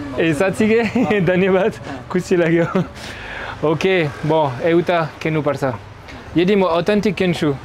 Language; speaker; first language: Nepali; non-native, learner; French